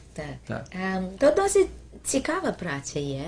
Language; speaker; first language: Ukrainian; early bilingual, heritage; Ukrainian